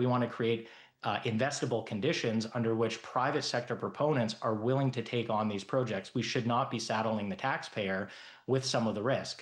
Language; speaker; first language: English; native; English